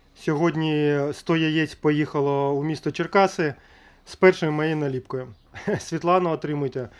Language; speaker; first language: Ukrainian; native; Ukrainian